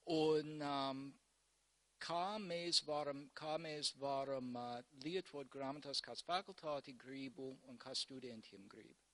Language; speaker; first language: Latvian; non-native, learner; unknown